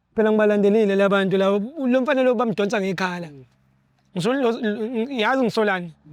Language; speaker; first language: Zulu; native; Zulu